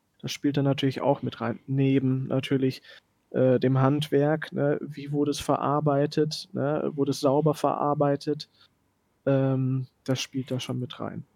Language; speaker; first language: German; native; German